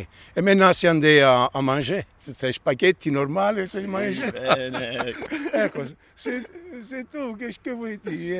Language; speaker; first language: French; non-native, learner; Italian